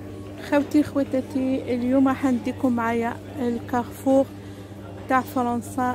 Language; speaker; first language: Arabic; native; Arabic